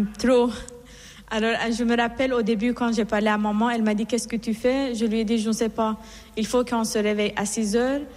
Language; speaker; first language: French; non-native, fluent; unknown